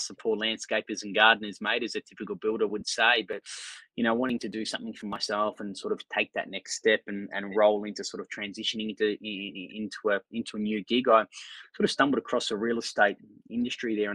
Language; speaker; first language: English; native; English